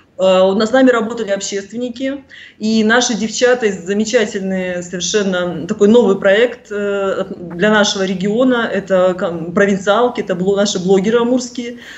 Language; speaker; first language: Russian; native; Russian